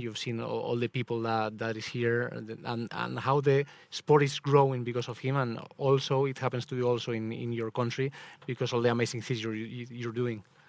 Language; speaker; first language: English; non-native, fluent; Spanish